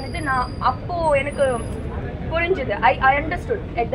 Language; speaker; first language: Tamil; non-native, learner; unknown